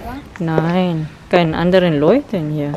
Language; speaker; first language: German; non-native, learner; Filipino